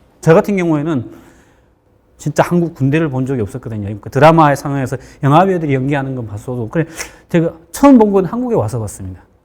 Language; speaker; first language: Korean; native; Korean